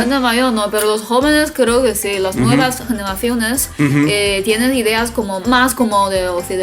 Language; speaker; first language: Spanish; non-native, fluent; Chinese